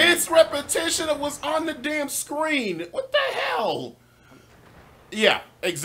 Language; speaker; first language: English; native; English